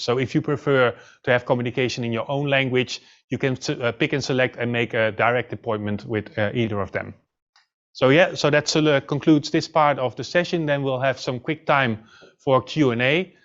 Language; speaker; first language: English; non-native, fluent; Dutch